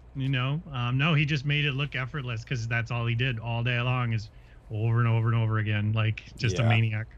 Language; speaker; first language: English; native; English